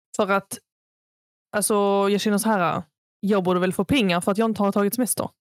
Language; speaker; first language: Swedish; native; Swedish